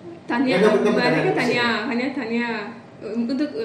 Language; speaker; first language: Indonesian; non-native, learner; Turkish